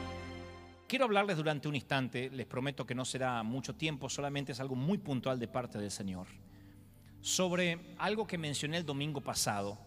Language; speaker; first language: Spanish; native; Spanish